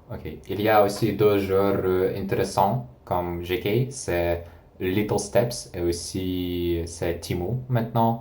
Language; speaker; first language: French; non-native, learner; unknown